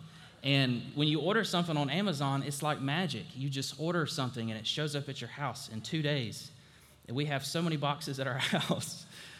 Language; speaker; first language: English; native; English